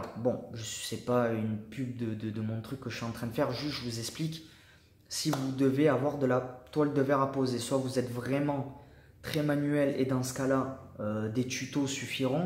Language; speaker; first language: French; native; French